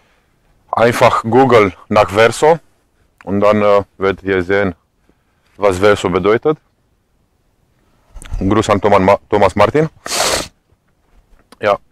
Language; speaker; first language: German; non-native, fluent; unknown